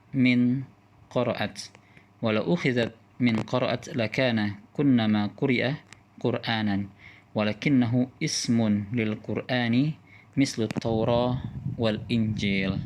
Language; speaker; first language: Arabic; non-native, fluent; Indonesian